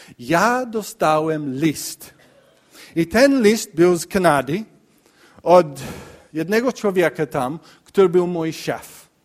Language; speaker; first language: Polish; non-native, learner; English